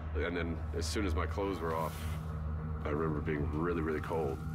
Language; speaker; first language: English; native; English